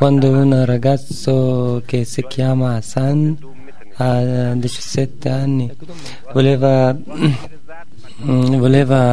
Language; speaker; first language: Italian; non-native, learner; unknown